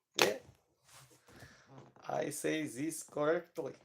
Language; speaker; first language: English; non-native, learner; Ukrainian